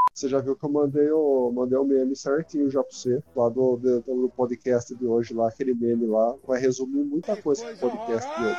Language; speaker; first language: Portuguese; native; Portuguese